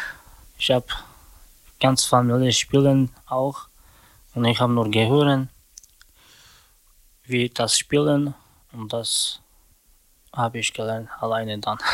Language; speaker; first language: German; non-native, learner; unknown